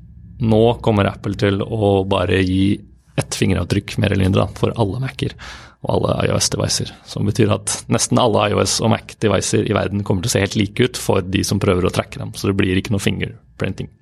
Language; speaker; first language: Norwegian; native; Norwegian